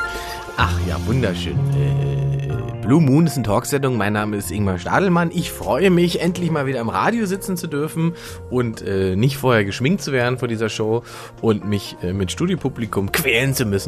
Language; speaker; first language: German; native; German